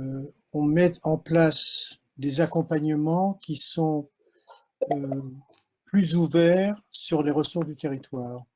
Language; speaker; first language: French; native; French